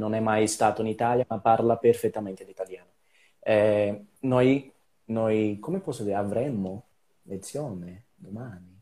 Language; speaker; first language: Italian; non-native, learner; Portuguese